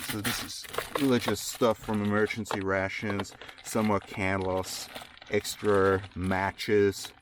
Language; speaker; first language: English; non-native, fluent; German